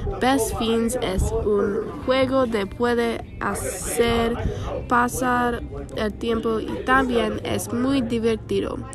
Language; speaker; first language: Spanish; non-native, learner; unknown